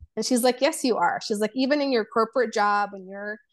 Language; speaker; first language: English; early bilingual, other home language; Polish